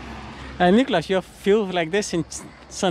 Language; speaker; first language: English; non-native, fluent; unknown